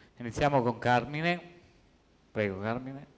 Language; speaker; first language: Italian; native; Italian